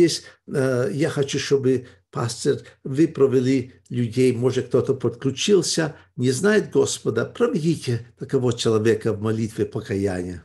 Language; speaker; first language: Russian; early bilingual, heritage; Russian